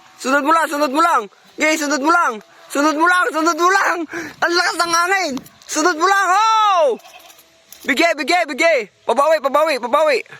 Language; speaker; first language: Filipino; native; Filipino